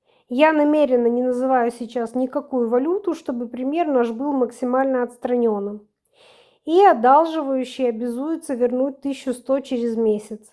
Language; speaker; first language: Russian; native; Russian